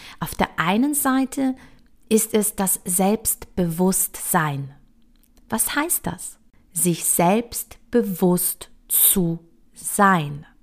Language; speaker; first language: German; early bilingual, other home language; Polish